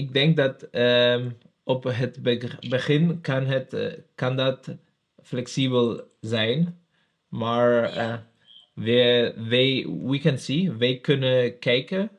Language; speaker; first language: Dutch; non-native, learner; Spanish